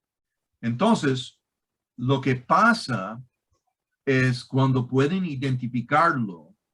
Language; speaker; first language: Spanish; non-native, fluent; English